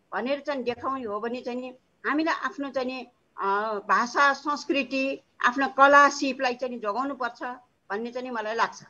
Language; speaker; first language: Nepali; non-native, local second language; Newari